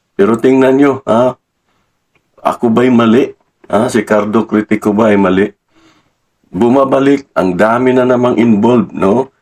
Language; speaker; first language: Filipino; non-native, local second language; Cebuano